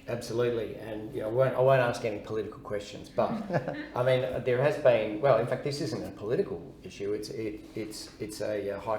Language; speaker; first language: English; native; English